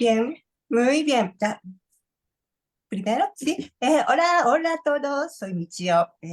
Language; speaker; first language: Spanish; non-native, learner; Japanese